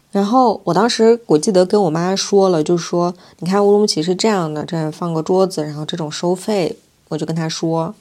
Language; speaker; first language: Chinese; non-native, local second language; Uyghur